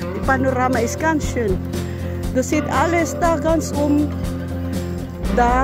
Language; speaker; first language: German; non-native, learner; Filipino